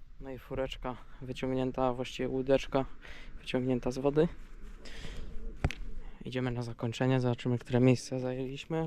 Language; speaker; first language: Polish; native; Polish